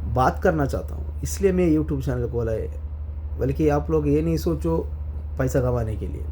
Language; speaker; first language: Hindi; non-native, local second language; Malayalam